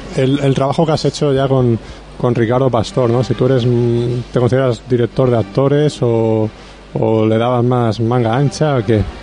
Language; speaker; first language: Spanish; native; Spanish